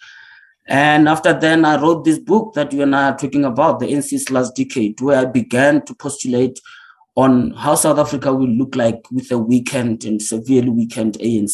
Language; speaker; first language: English; non-native, local second language; Northern Sotho